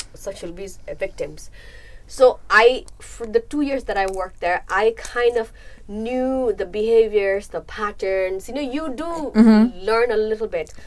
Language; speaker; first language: English; non-native, local second language; Nepali